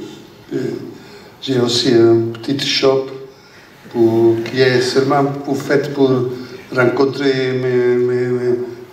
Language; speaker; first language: French; non-native, learner; Italian